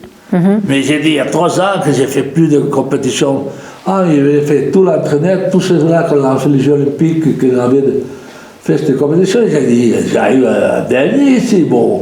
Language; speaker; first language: French; non-native, local second language; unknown